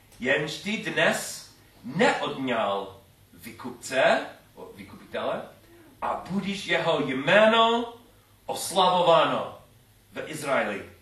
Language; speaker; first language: Czech; non-native, learner; English